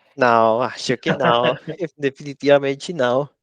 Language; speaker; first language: Portuguese; non-native, learner; Spanish